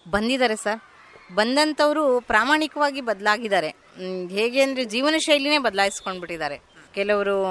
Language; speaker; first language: Kannada; native; Kannada